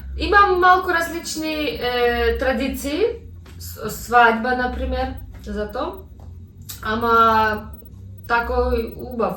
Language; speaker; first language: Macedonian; non-native, learner; Russian